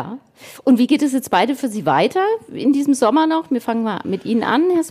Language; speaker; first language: German; native; German